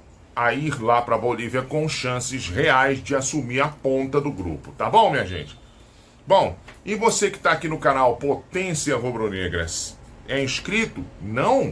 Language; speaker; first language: Portuguese; native; Portuguese